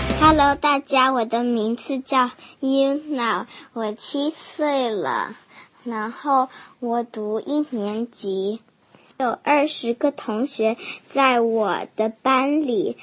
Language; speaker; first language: Chinese; early bilingual, heritage; Chinese